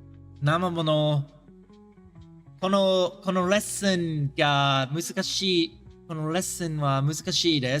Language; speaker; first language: Japanese; non-native, learner; English